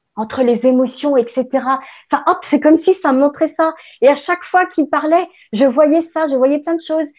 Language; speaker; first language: French; native; French